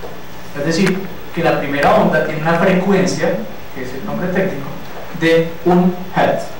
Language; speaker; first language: Spanish; native; Spanish